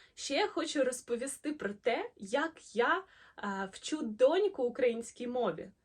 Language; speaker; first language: Ukrainian; non-native, local second language; Russian